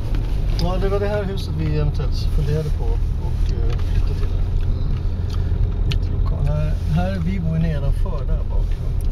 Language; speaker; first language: Swedish; native; Swedish